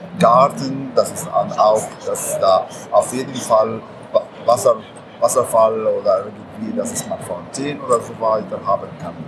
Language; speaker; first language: German; non-native, learner; Arabic